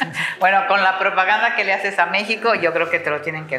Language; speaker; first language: Spanish; native; Spanish